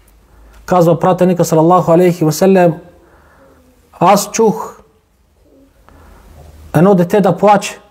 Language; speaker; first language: Bulgarian; non-native, local second language; Turkish